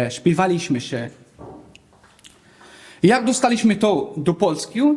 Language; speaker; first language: Polish; non-native, learner; Arabic